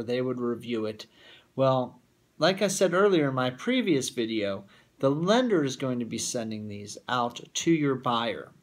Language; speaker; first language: English; native; English